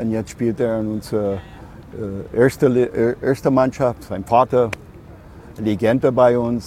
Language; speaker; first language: German; non-native, fluent; English